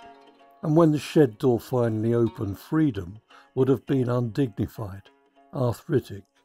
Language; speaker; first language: English; native; English